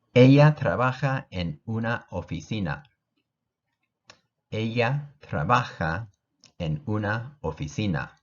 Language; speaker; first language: Spanish; non-native, fluent; English